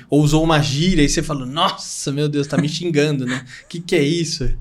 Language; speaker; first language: Portuguese; native; Portuguese